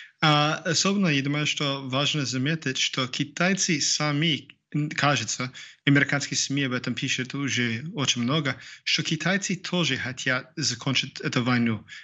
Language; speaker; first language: Russian; non-native, fluent; English